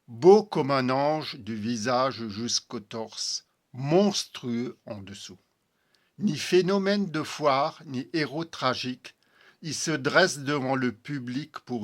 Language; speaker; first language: French; native; French